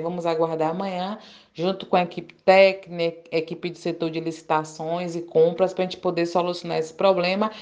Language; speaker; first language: Portuguese; native; Portuguese